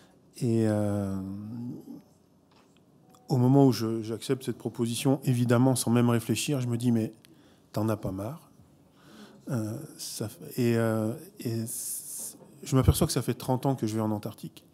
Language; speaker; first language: French; native; French